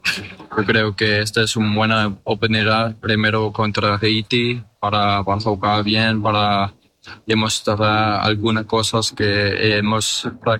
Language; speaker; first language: Spanish; non-native, fluent; English